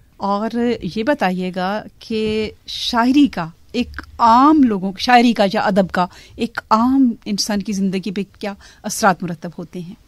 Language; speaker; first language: Urdu; native; Urdu